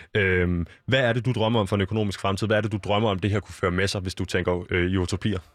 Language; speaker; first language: Danish; native; Danish